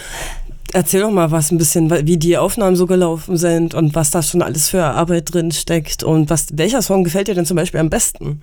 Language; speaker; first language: German; native; German